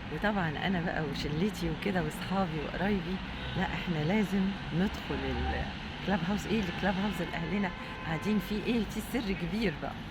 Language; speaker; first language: Egyptian Arabic; native; Egyptian Arabic